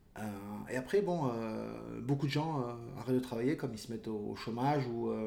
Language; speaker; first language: French; native; French